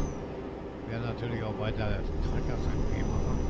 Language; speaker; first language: German; native; German